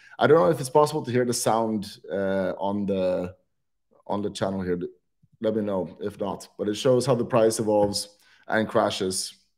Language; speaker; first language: English; non-native, fluent; Norwegian